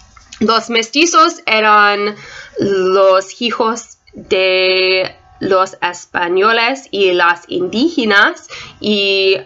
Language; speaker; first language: Spanish; non-native, learner; English